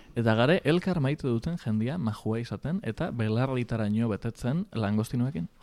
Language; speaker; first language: Basque; non-native, local second language; Spanish